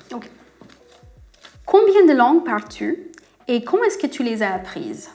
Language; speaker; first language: French; non-native, fluent; English